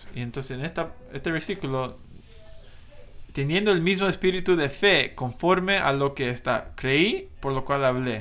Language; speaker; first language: Spanish; non-native, fluent; English